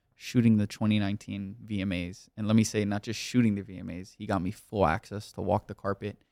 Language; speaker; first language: English; native; English